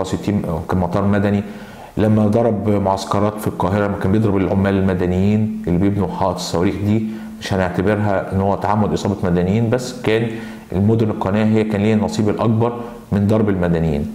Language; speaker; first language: Arabic; native; Arabic